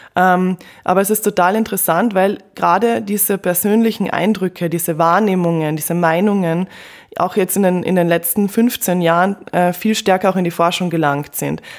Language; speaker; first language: German; native; German